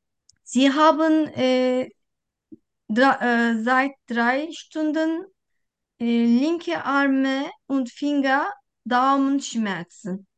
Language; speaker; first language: German; non-native, learner; Turkish